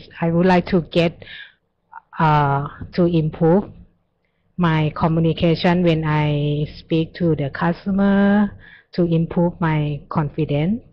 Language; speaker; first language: English; non-native, learner; Thai